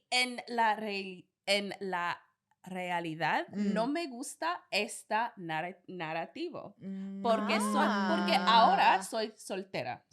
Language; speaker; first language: Spanish; non-native, learner; English